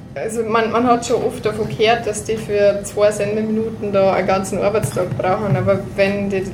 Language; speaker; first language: German; native; German